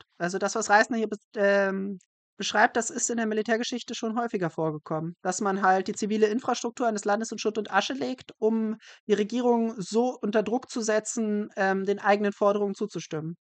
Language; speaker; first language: German; native; German